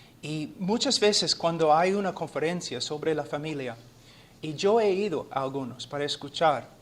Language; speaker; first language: Spanish; non-native, fluent; English